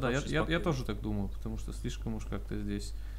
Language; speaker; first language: Russian; native; Russian